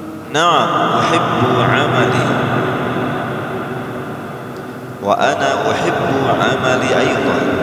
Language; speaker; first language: Arabic; non-native, fluent; Indonesian